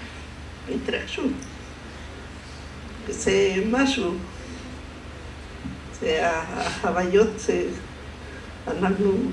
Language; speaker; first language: Hebrew; non-native, fluent; Spanish